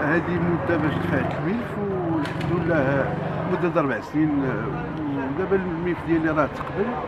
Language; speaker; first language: Arabic; native; Arabic